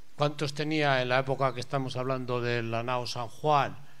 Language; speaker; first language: Spanish; native; Spanish